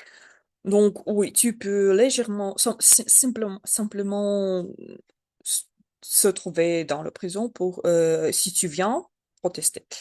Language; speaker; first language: French; non-native, learner; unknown